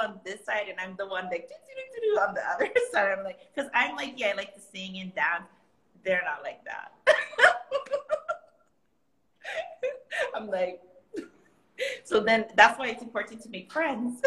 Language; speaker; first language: English; early bilingual, other home language; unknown